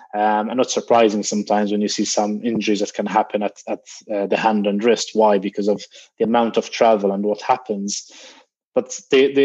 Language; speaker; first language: English; non-native, fluent; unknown